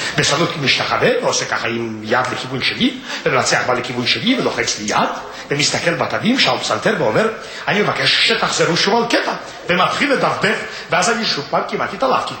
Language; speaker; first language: Hebrew; non-native, fluent; Russian